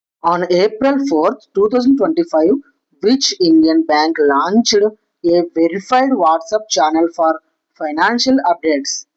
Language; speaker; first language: English; non-native, local second language; Telugu